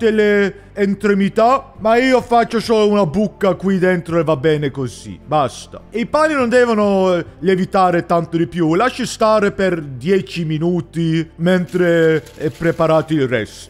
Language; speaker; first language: Italian; non-native, learner; English